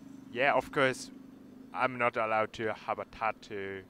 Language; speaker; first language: English; non-native, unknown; Japanese